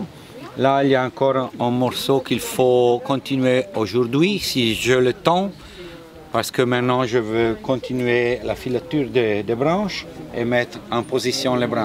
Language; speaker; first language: French; non-native, fluent; Italian